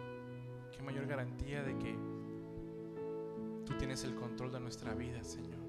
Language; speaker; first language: Spanish; native; Spanish